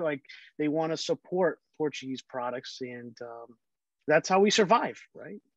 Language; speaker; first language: English; early bilingual, other home language; Portuguese